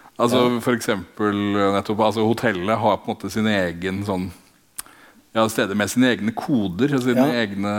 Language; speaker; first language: Norwegian; native; Norwegian